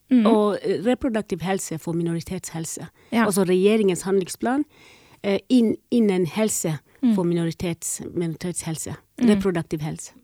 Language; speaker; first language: Norwegian; non-native, fluent; Somali